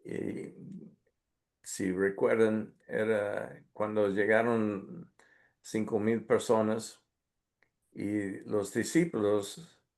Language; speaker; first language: Spanish; non-native, fluent; English